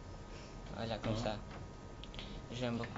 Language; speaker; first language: French; non-native, learner; Russian